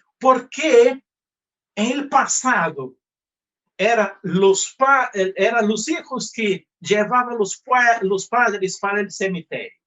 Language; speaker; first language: Spanish; non-native, fluent; Portuguese